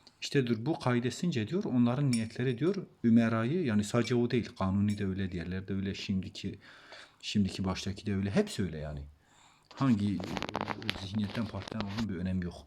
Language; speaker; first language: Turkish; native; Turkish